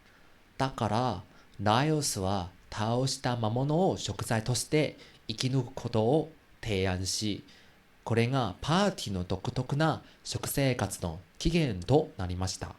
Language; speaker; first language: Japanese; non-native, learner; Chinese